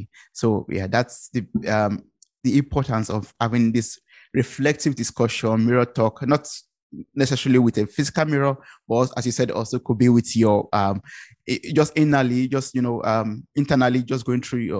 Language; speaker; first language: English; non-native, local second language; Yoruba